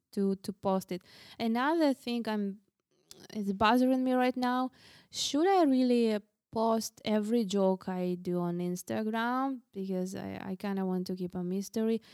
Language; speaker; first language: English; non-native, fluent; Russian